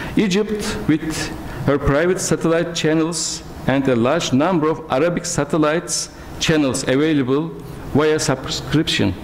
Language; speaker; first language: English; non-native, fluent; Turkish